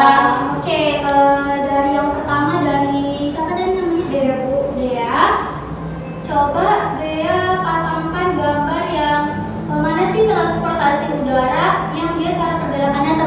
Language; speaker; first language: Indonesian; native; Indonesian